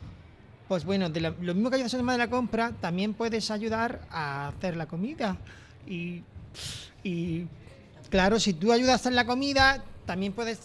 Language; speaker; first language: Spanish; native; Spanish